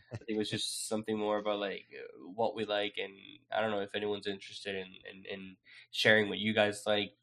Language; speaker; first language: English; non-native, fluent; Spanish